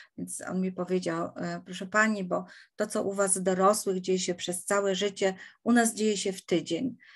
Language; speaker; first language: Polish; native; Polish